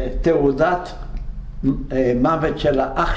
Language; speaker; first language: Hebrew; non-native, fluent; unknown